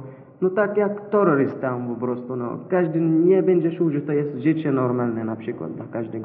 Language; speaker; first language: Polish; non-native, learner; Arabic